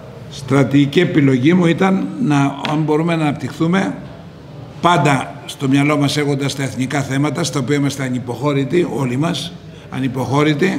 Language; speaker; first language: Greek; native; Greek